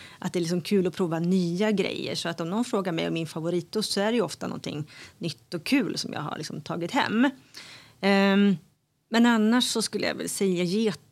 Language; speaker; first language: Swedish; native; Swedish